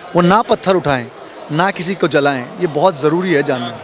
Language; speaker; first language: Hindi; native; Hindi